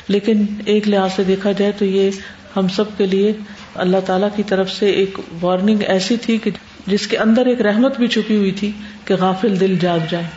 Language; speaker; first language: Urdu; native; Urdu